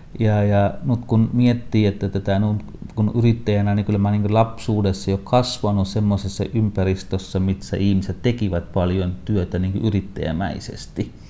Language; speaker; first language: Finnish; non-native, fluent; Tamil